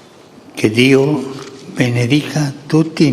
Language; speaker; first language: Italian; non-native, fluent; Spanish